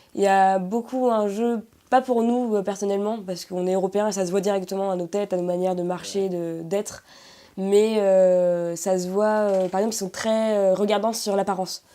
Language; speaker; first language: French; native; French